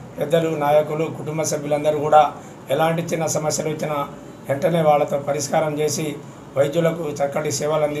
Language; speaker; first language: Telugu; non-native, local second language; Lambadi